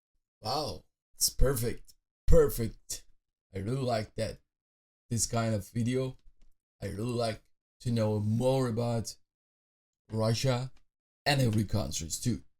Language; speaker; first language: English; non-native, fluent; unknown